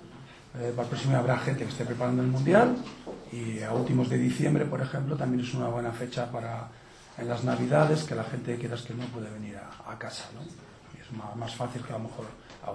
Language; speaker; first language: Spanish; native; Spanish